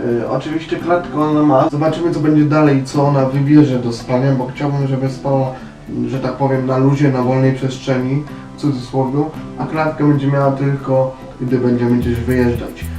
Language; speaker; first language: Polish; native; Polish